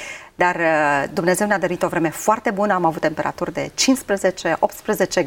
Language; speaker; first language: Romanian; native; Romanian